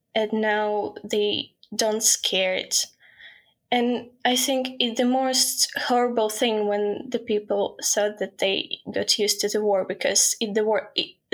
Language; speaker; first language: English; non-native, fluent; Ukrainian